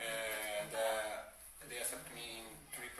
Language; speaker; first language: English; non-native, learner; Italian